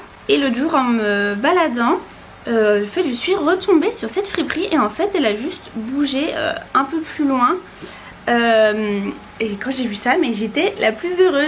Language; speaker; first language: French; native; French